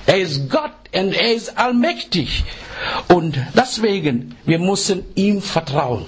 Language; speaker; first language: German; non-native, learner; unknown